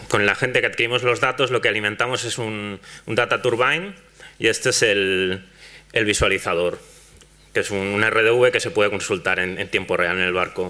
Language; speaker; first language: Spanish; non-native, local second language; Catalan